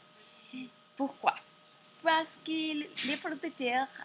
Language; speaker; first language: French; non-native, learner; Spanish